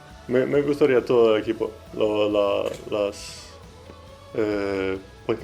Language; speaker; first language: Spanish; non-native, learner; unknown